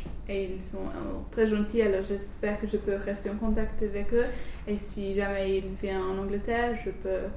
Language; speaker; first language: French; non-native, learner; English